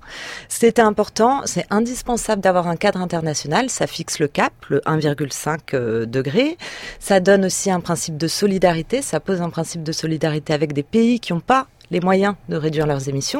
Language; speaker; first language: French; native; French